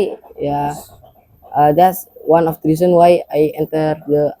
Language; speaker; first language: English; non-native, learner; Indonesian